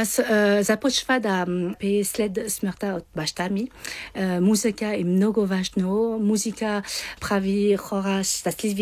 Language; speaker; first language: Bulgarian; non-native, learner; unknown